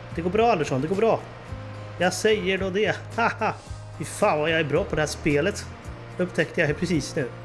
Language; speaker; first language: Swedish; native; Swedish